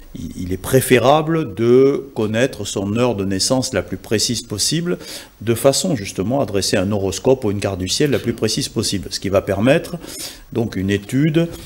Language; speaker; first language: French; native; French